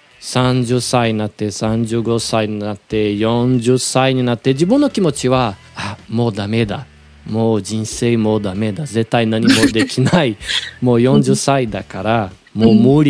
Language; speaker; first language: Japanese; non-native, learner; Portuguese